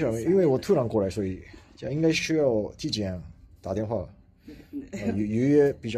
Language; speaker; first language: Chinese; non-native, fluent; Japanese